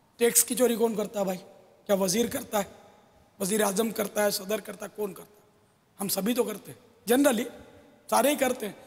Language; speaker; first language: Urdu; non-native, local second language; Memoni